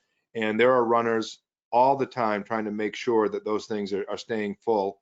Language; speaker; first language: English; native; English